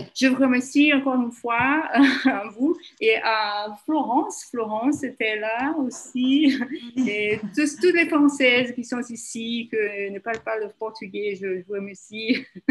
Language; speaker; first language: French; non-native, fluent; Portuguese